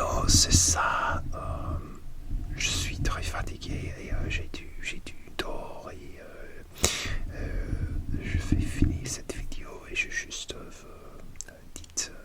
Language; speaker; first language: French; non-native, learner; English